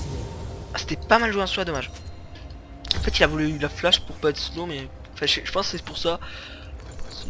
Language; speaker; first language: French; native; French